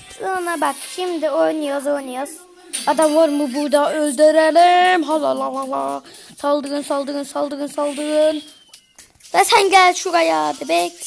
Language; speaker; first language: Turkish; early bilingual, heritage; Turkish